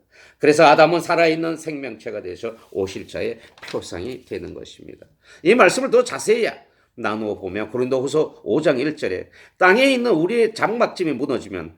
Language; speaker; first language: Korean; native; Korean